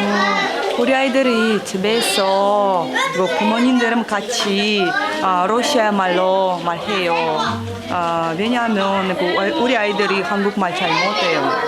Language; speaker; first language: Korean; non-native, learner; Russian